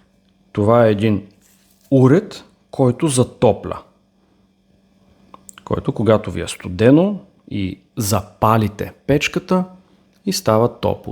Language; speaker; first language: Bulgarian; native; Bulgarian